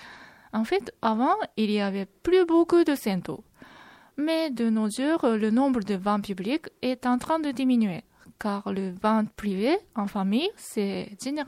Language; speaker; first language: French; non-native, fluent; Japanese